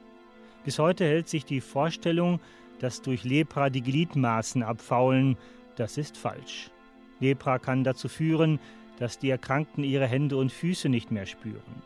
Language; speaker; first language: German; native; German